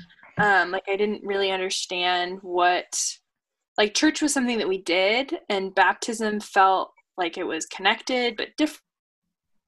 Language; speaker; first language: English; native; English